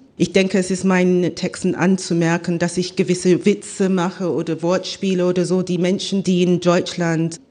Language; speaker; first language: German; non-native, fluent; English